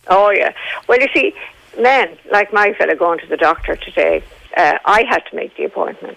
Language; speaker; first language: English; native; English